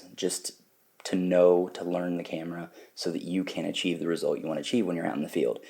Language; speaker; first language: English; native; English